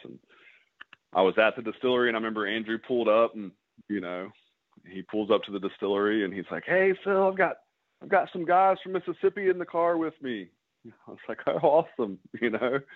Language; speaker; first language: English; native; English